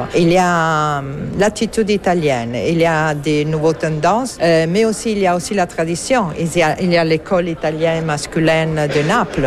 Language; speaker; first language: French; non-native, fluent; Italian